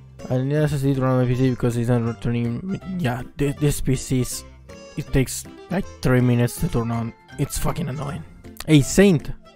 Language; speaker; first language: English; non-native, fluent; Italian